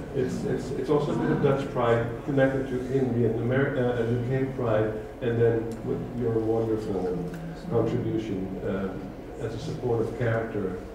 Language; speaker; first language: English; non-native, fluent; Dutch